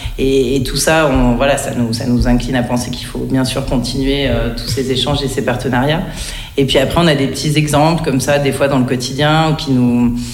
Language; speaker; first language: French; native; French